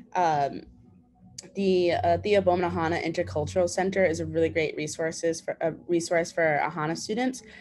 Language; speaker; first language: English; native; English